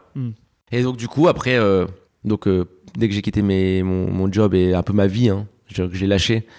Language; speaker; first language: French; early bilingual, other home language; Spanish